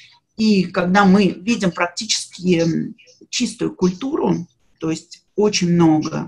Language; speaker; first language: Russian; native; Russian